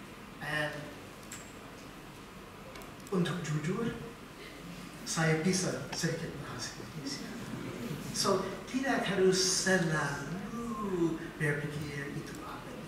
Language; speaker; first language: Indonesian; non-native, learner; English